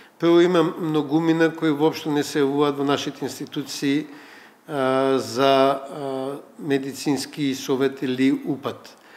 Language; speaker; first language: Macedonian; native; Macedonian